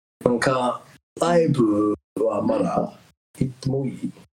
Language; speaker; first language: Japanese; non-native, fluent; English